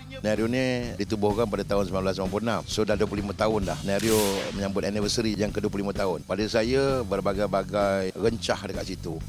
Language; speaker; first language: Malay; native; Malay